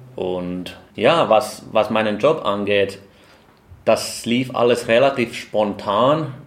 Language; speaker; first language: German; non-native, fluent; Finnish